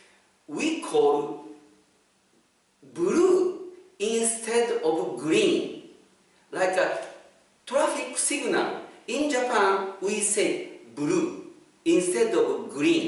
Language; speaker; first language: English; non-native, fluent; Japanese